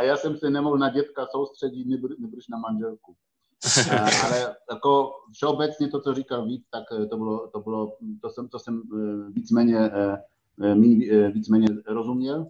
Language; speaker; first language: Czech; non-native, fluent; Polish